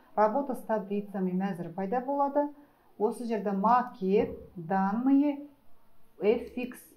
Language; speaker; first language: Russian; non-native, local second language; Kazakh